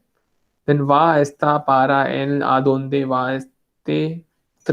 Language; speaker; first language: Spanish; non-native, fluent; Hindi